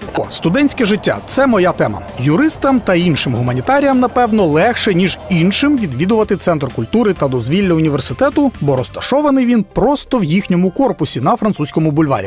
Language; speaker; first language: Ukrainian; native; Ukrainian